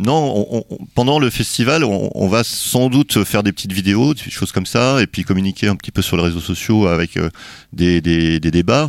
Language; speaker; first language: French; native; French